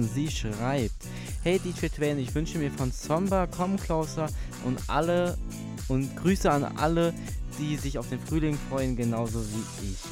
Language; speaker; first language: German; native; German